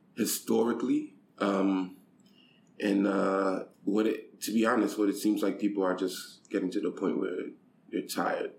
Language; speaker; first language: English; native; English